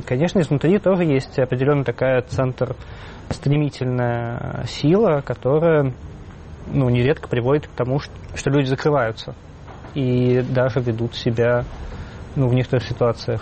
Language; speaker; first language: Russian; native; Russian